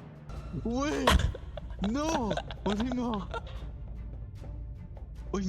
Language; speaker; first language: French; native; French